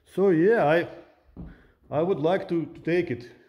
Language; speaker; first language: English; non-native, learner; Russian